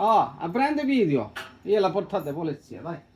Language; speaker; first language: Italian; non-native, learner; Tamil